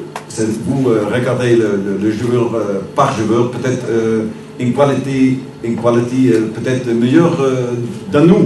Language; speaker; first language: French; non-native, learner; Dutch